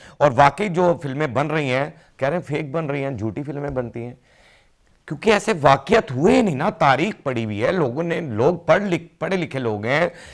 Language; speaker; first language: Urdu; non-native, local second language; Punjabi